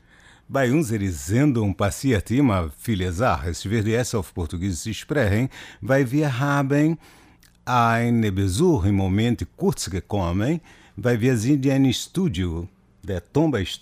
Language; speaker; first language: German; non-native, fluent; Portuguese